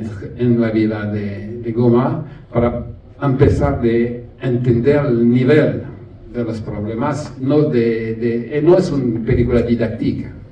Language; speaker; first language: Spanish; non-native, learner; French